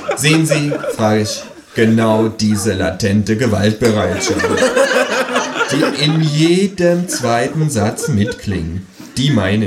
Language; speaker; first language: German; native; German